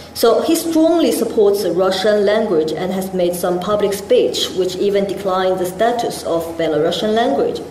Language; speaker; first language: English; non-native, fluent; Chinese